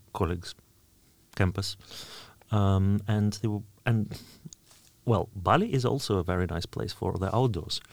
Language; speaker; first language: English; non-native, fluent; Russian